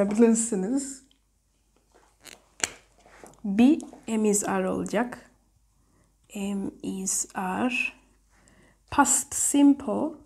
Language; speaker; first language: Turkish; non-native, learner; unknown